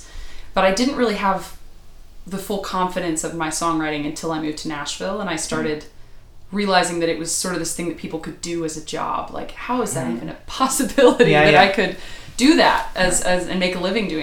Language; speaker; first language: English; native; English